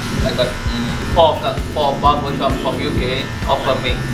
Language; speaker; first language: English; non-native, learner; Malay